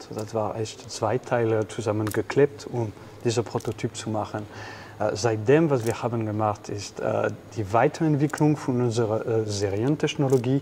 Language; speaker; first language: German; non-native, fluent; French